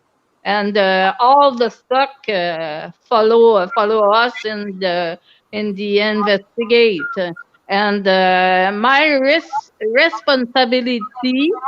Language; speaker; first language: English; non-native, local second language; French